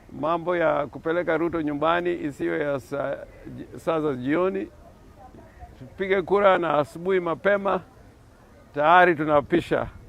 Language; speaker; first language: Swahili; non-native, local second language; Luo (Kenya and Tanzania)